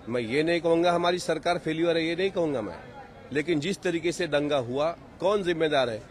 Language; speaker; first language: Hindi; non-native, local second language; Marathi